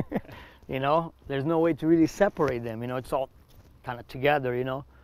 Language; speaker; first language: English; non-native, fluent; Portuguese